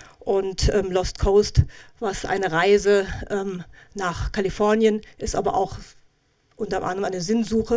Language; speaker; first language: German; native; German